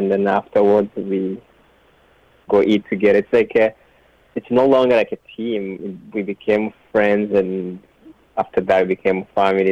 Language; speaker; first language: English; non-native, local second language; Kinyarwanda